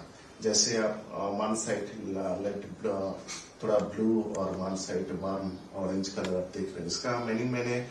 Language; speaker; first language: Hindi; non-native, local second language; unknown